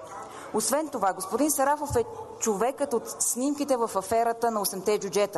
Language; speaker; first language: Bulgarian; native; Bulgarian